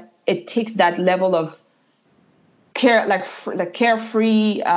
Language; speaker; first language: English; non-native, fluent; French